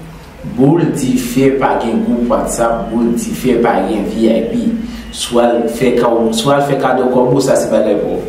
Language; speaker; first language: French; non-native, local second language; Haitian Creole